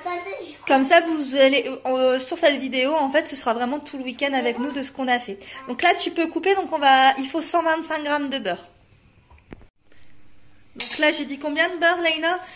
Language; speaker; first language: French; native; French